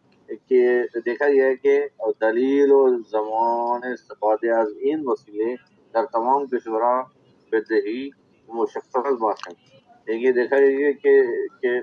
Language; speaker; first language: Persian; non-native, learner; Urdu